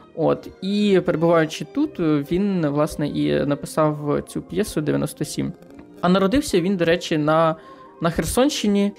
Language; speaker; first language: Ukrainian; native; Ukrainian